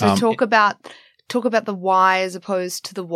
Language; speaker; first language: English; native; English